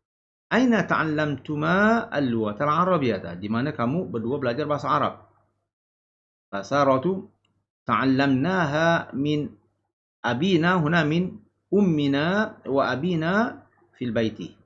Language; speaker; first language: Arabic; non-native, fluent; Malay